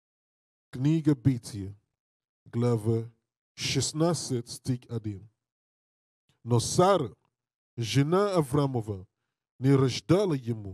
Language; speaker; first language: Russian; non-native, learner; English